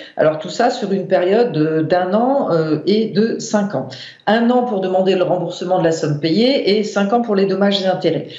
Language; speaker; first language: French; native; French